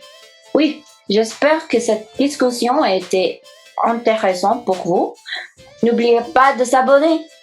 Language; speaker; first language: French; non-native, learner; English